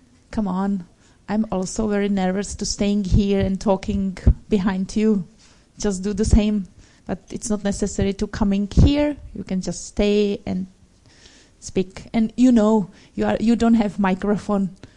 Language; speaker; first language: English; non-native, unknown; Czech